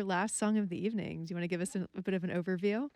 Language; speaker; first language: English; native; English